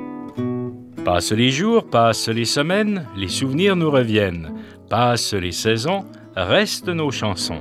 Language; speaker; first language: French; native; French